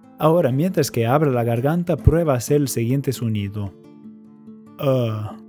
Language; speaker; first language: Spanish; non-native, fluent; English